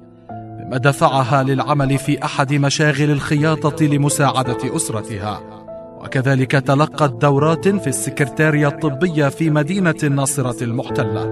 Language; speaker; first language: Arabic; native; Arabic